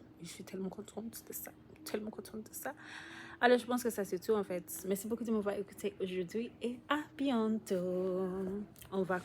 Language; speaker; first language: French; non-native, learner; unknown